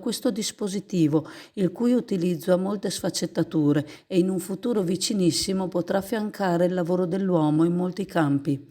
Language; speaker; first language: Italian; native; Italian